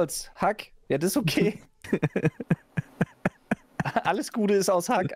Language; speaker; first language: German; native; German